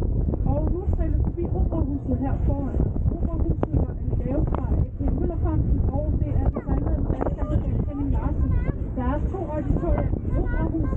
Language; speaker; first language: Danish; native; Danish